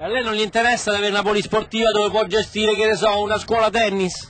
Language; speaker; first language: Italian; native; Italian